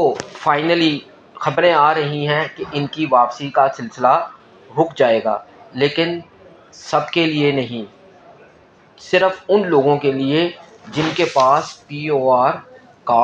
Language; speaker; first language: Urdu; non-native, local second language; Punjabi